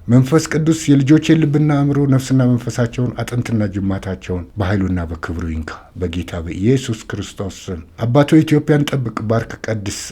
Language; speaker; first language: Amharic; native; Amharic